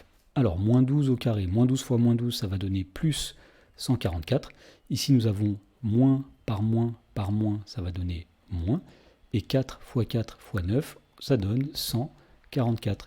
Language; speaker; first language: French; native; French